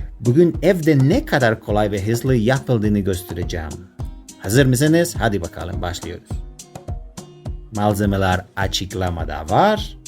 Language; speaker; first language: Turkish; non-native, learner; Spanish